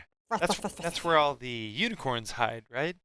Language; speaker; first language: English; native; English